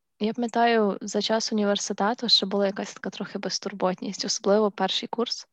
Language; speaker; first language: Ukrainian; native; Ukrainian